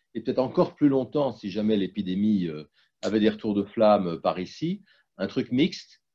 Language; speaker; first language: French; native; French